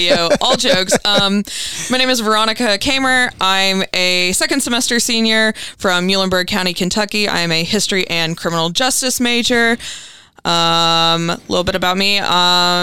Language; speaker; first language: English; native; English